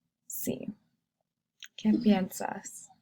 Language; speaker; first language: Spanish; non-native, learner; English